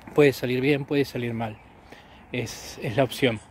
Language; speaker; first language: Spanish; native; Spanish